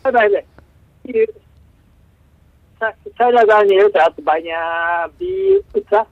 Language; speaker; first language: Basque; non-native, learner; Japanese